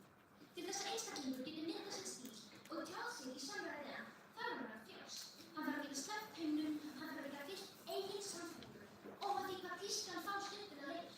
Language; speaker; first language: Icelandic; native; Icelandic